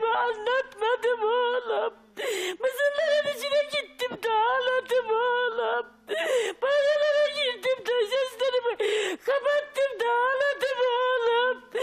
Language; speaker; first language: Turkish; native; Turkish